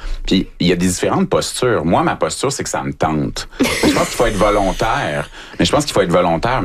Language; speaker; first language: French; native; French